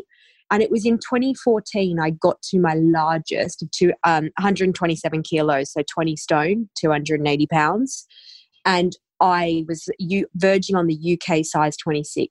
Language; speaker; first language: English; native; English